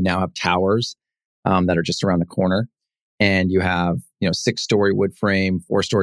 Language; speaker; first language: English; native; English